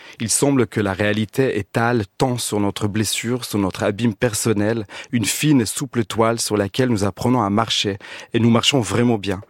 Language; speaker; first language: French; non-native, fluent; Hebrew